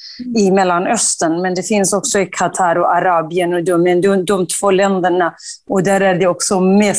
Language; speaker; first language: Swedish; non-native, fluent; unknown